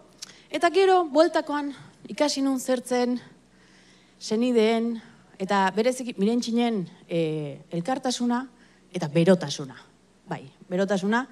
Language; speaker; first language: Basque; native; Basque